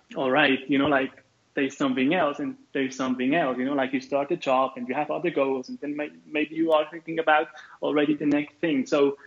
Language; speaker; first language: English; non-native, fluent; German